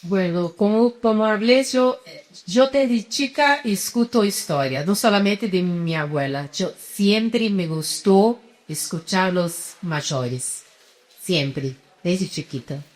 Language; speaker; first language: Spanish; non-native, fluent; Portuguese